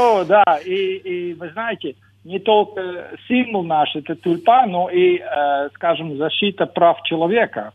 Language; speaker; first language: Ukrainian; non-native, learner; Dutch